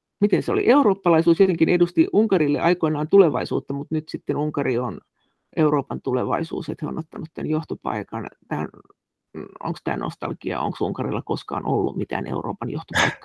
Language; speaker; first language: Finnish; native; Finnish